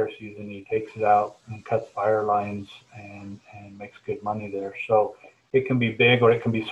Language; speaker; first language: English; native; English